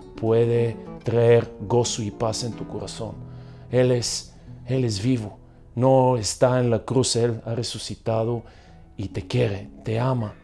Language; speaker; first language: Spanish; non-native, fluent; Bulgarian